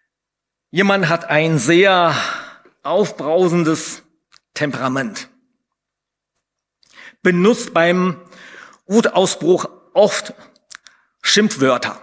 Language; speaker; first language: German; non-native, fluent; Chinese